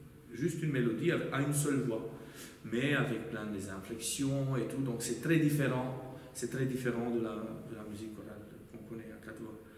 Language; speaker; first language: French; non-native, fluent; Romanian